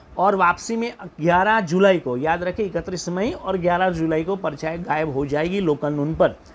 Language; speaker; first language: Hindi; non-native, local second language; Gujarati